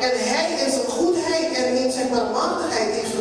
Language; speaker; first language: Dutch; non-native, local second language; Papiamento